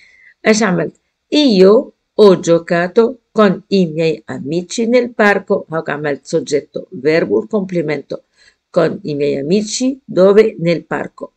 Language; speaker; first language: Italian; non-native, fluent; Arabic